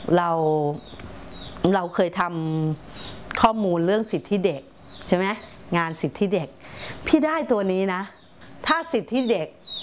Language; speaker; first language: Thai; native; Thai